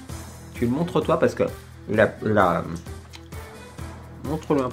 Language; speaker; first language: French; native; French